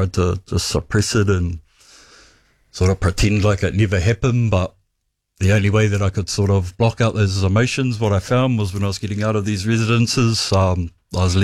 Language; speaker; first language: English; native; English